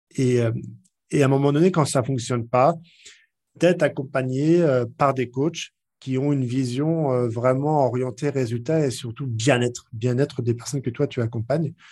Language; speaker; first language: French; native; French